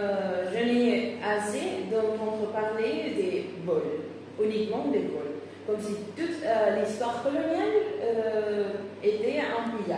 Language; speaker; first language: French; non-native, fluent; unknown